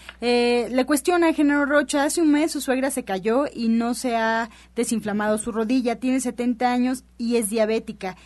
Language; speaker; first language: Spanish; native; Spanish